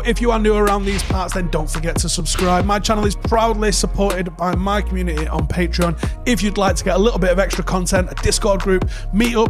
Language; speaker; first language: English; native; English